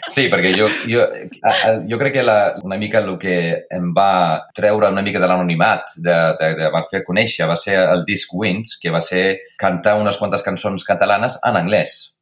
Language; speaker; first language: Catalan; non-native, fluent; Icelandic